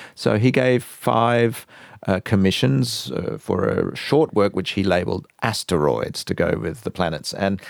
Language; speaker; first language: English; native; English